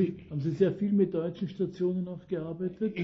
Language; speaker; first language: German; native; German